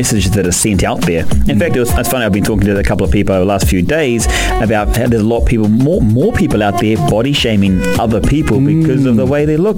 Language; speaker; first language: English; native; English